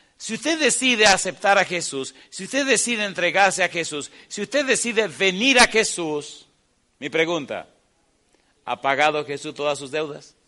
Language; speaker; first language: Spanish; native; Spanish